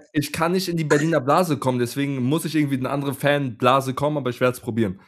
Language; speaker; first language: German; native; German